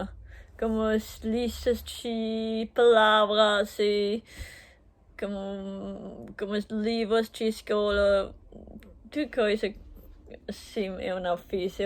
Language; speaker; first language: Portuguese; non-native, learner; German